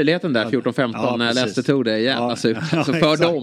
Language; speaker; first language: Swedish; native; Swedish